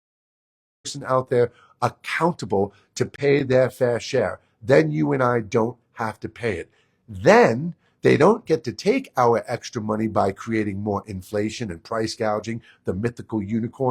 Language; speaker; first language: English; native; English